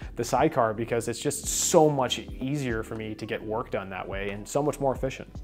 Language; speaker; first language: English; native; English